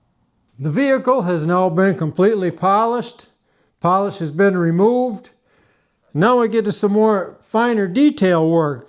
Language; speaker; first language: English; native; English